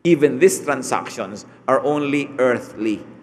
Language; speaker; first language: English; non-native, local second language; Filipino